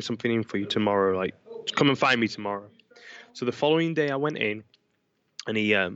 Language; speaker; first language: English; native; English